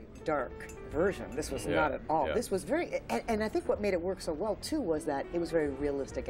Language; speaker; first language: English; native; English